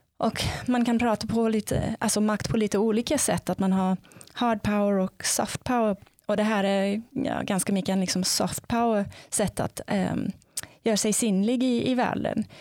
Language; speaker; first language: Swedish; non-native, fluent; English